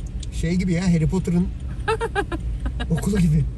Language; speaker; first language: Turkish; native; Turkish